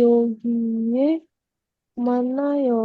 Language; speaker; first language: Korean; non-native, learner; Indonesian